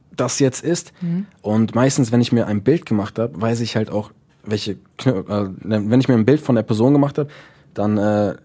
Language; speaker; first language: German; early bilingual, other home language; Dutch